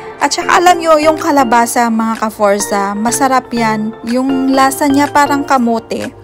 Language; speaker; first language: Filipino; native; Filipino